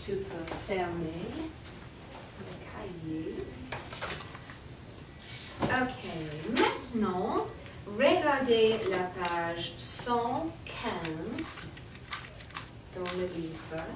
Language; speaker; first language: French; non-native, fluent; English